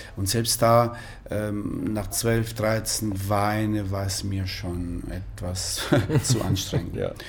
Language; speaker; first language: German; non-native, fluent; Italian